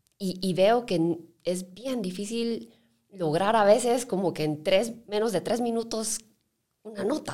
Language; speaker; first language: Spanish; native; Spanish